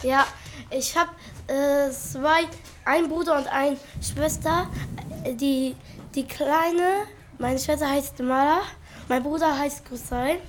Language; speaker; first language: German; early bilingual, other home language; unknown